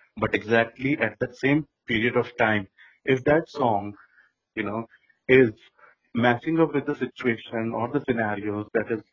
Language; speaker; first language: English; non-native, local second language; Hindi